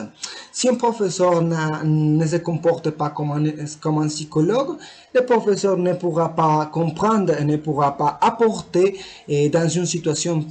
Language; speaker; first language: French; non-native, learner; Spanish